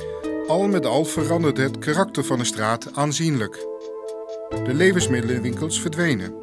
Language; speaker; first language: Dutch; native; Dutch